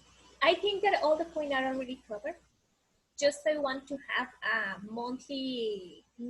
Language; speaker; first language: English; non-native, learner; Spanish